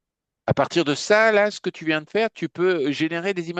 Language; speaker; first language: French; native; French